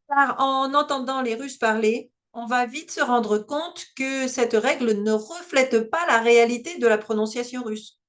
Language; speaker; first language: French; native; French